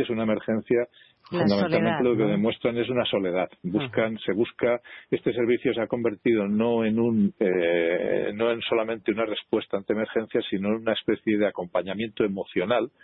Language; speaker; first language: Spanish; native; Spanish